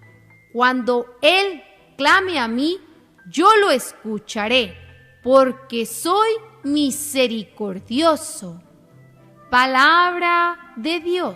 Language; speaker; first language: Spanish; native; Spanish